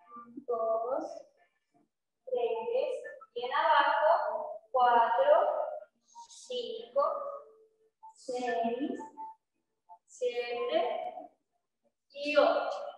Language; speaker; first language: Spanish; native; Spanish